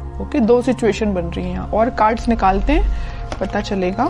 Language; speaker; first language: Hindi; native; Hindi